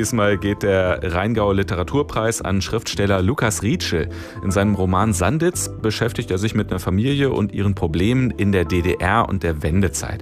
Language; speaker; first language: German; native; German